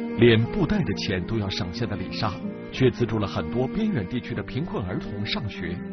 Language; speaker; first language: Chinese; native; Chinese